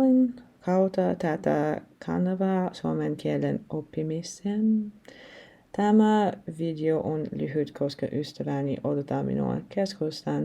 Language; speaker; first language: Finnish; non-native, learner; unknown